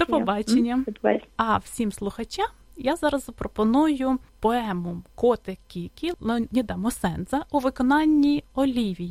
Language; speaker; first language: Ukrainian; native; Ukrainian